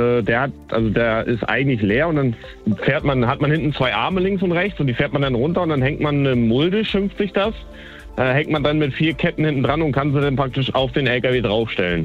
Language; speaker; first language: German; native; German